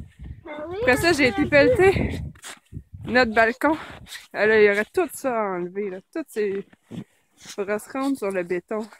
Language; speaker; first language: French; native; French